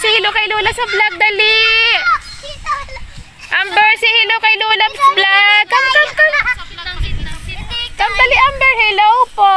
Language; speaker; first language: Filipino; native; Filipino